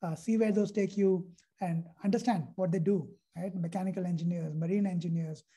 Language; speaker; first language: English; non-native, local second language; Hindi